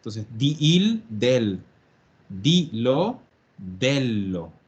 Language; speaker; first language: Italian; non-native, fluent; Spanish